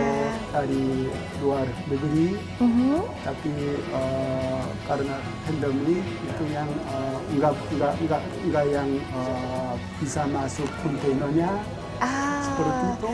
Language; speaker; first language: Indonesian; non-native, learner; Korean